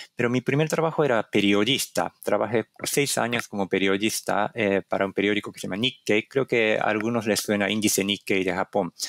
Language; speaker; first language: Spanish; non-native, fluent; Japanese